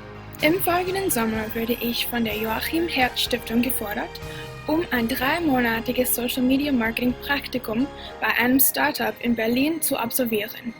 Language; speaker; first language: German; non-native, fluent; English